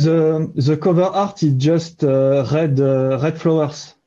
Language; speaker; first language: English; non-native, learner; French